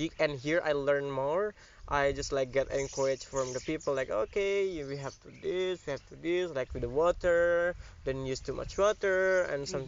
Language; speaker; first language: English; non-native, learner; Indonesian